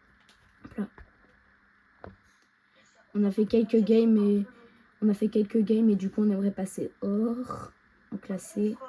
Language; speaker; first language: French; native; French